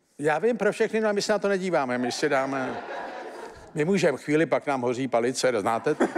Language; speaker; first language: Czech; native; Czech